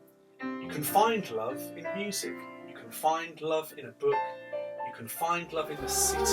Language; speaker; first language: English; native; English